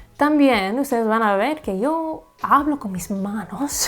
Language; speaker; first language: Spanish; non-native, learner; English